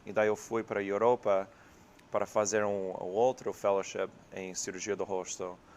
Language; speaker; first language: Portuguese; non-native, fluent; English